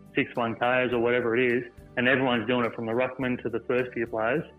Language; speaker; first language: English; native; English